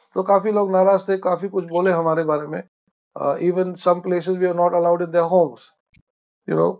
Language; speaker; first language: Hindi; non-native, local second language; Marathi